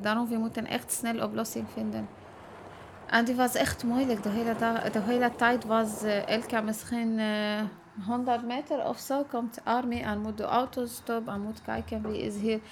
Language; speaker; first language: Dutch; non-native, learner; Arabic